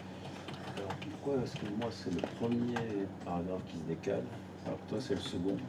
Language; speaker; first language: French; native; French